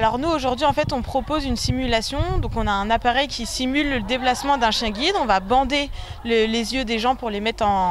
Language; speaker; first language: French; native; French